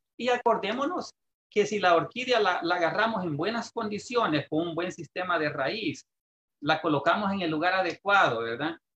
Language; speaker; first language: Spanish; native; Spanish